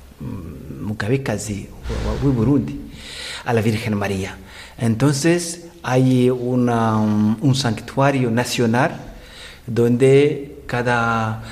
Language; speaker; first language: Spanish; non-native, learner; Rundi